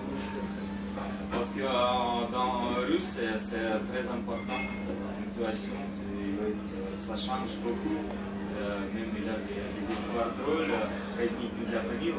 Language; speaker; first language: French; non-native, fluent; Russian